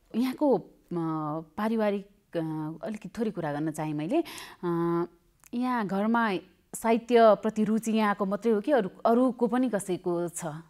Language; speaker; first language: Nepali; native; Nepali